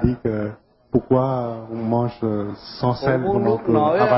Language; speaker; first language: French; non-native, fluent; Vietnamese